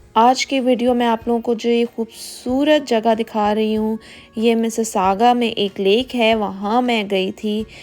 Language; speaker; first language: Urdu; native; Urdu